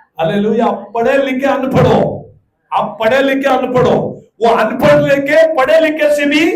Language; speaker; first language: Hindi; non-native, local second language; Telugu